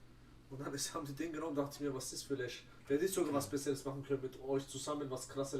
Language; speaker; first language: German; native; German